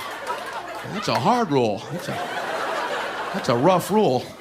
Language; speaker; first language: English; native; English